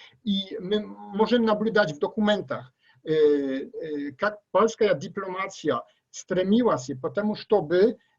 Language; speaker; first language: Russian; non-native, learner; Polish